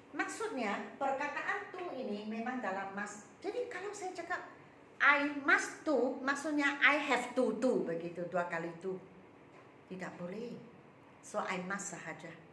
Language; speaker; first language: Malay; non-native, local second language; Chinese